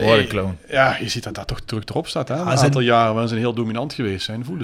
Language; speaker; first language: Dutch; native; Dutch